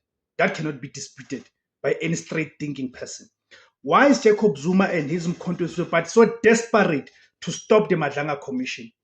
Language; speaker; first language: English; non-native, local second language; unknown